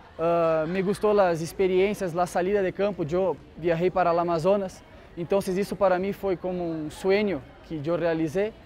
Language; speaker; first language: Spanish; non-native, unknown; Portuguese